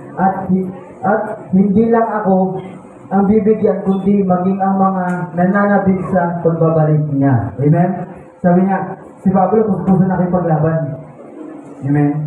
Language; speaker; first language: Filipino; native; Filipino